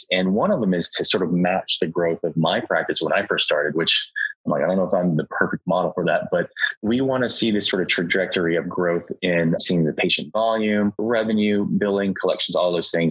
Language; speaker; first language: English; native; English